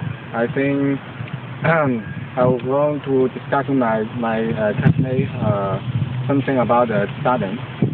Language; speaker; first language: English; non-native, learner; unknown